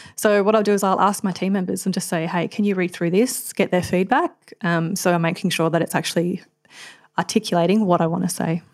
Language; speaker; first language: English; native; English